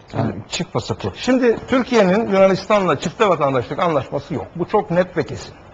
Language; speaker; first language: Turkish; native; Turkish